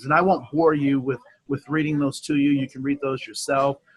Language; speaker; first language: English; native; English